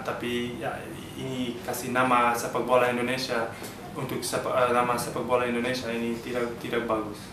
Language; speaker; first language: Indonesian; early bilingual, heritage; Dutch